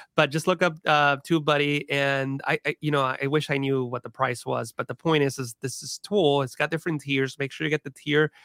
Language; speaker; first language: English; early bilingual, other home language; Spanish